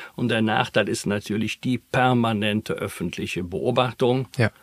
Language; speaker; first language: German; native; German